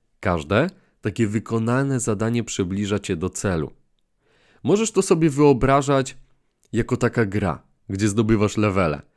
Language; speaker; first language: Polish; native; Polish